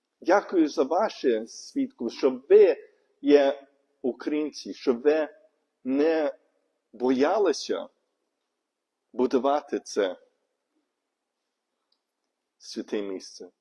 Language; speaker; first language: Ukrainian; non-native, learner; English